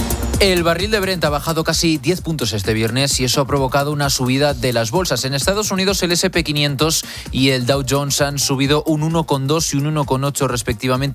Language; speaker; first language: Spanish; native; Spanish